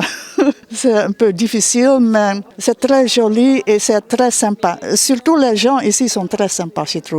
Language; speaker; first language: French; non-native, fluent; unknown